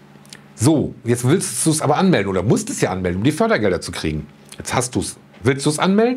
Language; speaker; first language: German; native; German